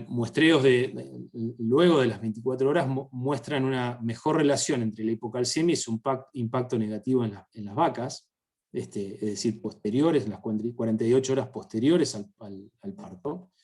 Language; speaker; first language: Spanish; native; Spanish